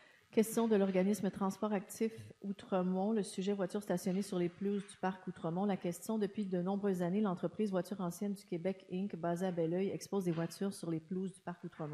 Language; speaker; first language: French; native; French